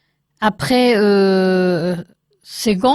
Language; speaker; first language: French; non-native, learner; Spanish